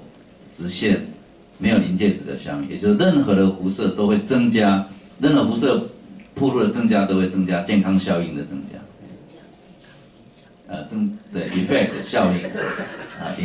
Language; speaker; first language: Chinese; native; Chinese